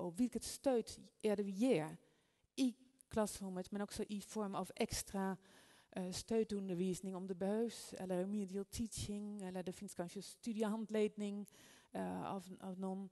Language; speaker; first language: Swedish; non-native, fluent; Dutch